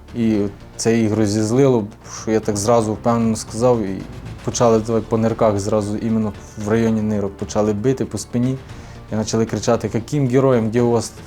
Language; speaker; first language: Ukrainian; native; Ukrainian